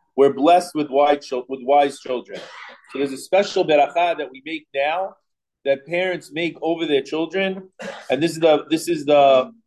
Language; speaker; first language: English; native; English